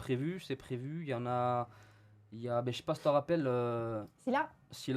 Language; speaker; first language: French; native; French